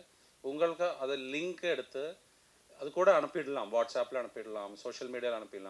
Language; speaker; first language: Tamil; non-native, fluent; Malayalam